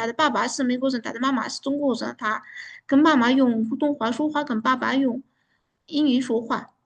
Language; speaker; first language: Chinese; non-native, fluent; Uzbek